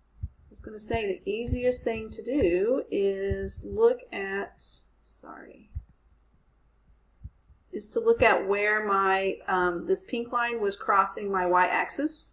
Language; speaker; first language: English; native; English